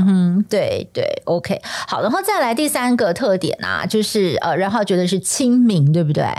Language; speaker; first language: Chinese; native; Chinese